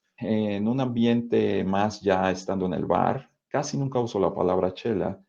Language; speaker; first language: Spanish; native; Spanish